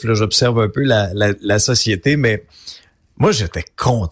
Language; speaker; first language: French; native; French